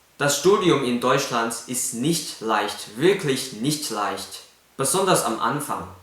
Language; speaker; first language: German; non-native, fluent; Cantonese